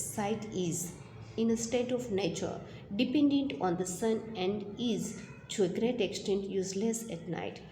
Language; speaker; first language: English; non-native, local second language; Gujarati